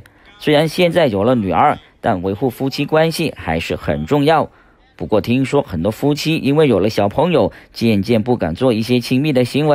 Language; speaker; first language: Chinese; non-native, local second language; Cantonese